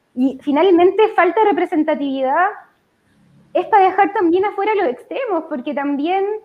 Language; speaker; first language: Spanish; native; Spanish